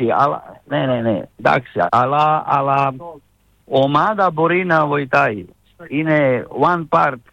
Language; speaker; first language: Greek; non-native, learner; Serbian